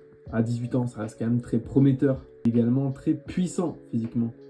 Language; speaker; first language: French; native; French